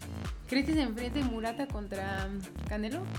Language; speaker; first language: Spanish; native; Spanish